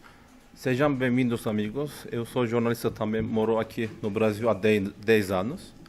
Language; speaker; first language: Portuguese; non-native, fluent; Turkish